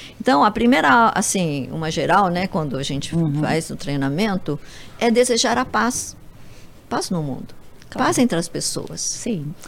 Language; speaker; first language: Portuguese; early bilingual, other home language; Japanese